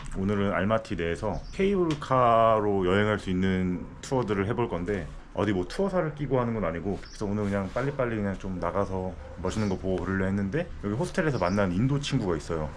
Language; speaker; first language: Korean; native; Korean